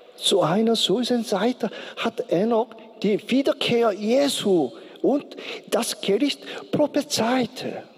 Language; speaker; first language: German; non-native, learner; Korean